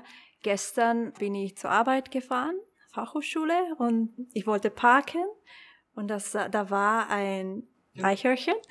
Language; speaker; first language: German; non-native, local second language; Italian